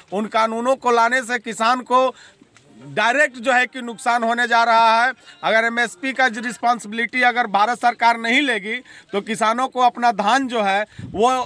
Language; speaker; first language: Hindi; native; Hindi